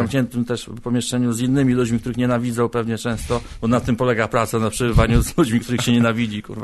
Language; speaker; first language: Polish; native; Polish